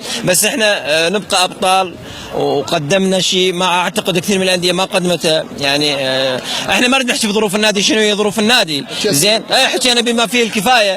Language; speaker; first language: Arabic; native; Arabic